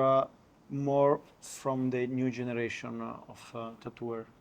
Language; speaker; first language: English; non-native, learner; Italian